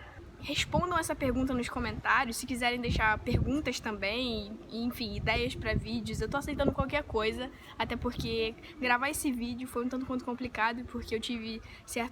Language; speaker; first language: Portuguese; native; Portuguese